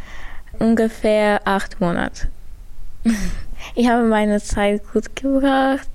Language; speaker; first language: German; early bilingual, other home language; Armenian